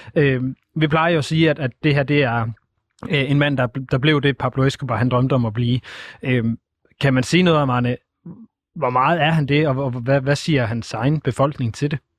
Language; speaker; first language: Danish; native; Danish